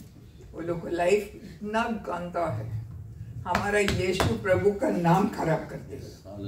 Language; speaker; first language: Hindi; non-native, local second language; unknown